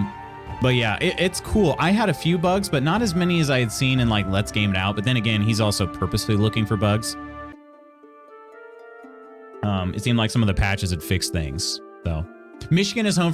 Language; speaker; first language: English; native; English